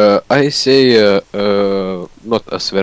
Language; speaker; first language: English; non-native, learner; Russian